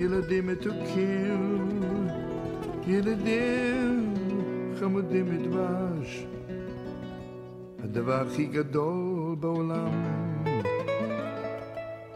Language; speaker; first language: Hebrew; non-native, fluent; Yiddish